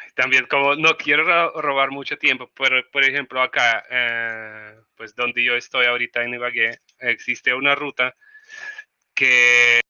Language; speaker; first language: Spanish; non-native, fluent; Russian